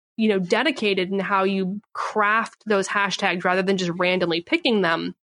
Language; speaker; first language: English; native; English